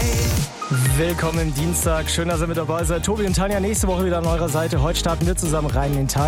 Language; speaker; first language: German; native; German